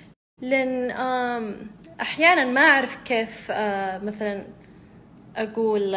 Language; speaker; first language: Arabic; early bilingual, heritage; Arabic